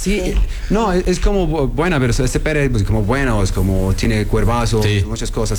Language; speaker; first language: Spanish; non-native, learner; Arabic